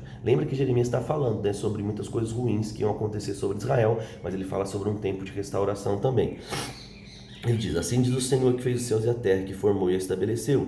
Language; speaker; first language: Portuguese; native; Portuguese